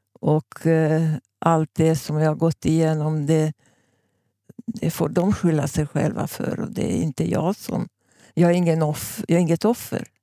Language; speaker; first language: Swedish; non-native, fluent; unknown